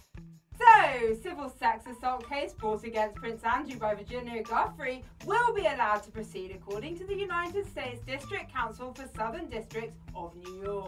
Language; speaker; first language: English; native; English